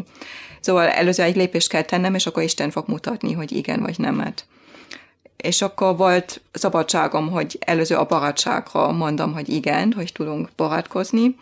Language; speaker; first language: Hungarian; non-native, fluent; German